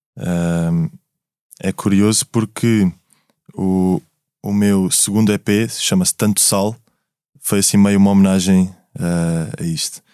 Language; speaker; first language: Portuguese; native; Portuguese